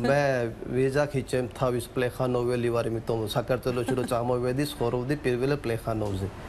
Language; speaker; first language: Georgian; non-native, fluent; Hindi